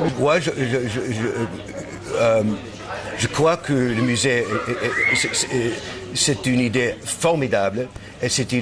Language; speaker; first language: French; non-native, fluent; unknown